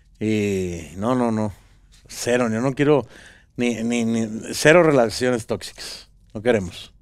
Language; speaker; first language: Spanish; native; Spanish